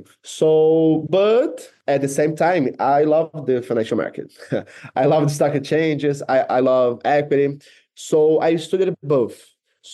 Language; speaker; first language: English; non-native, fluent; Portuguese